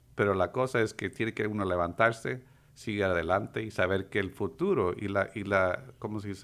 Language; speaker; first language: Spanish; early bilingual, heritage; Spanish